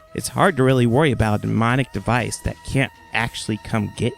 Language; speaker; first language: English; native; English